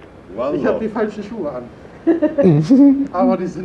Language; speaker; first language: German; native; German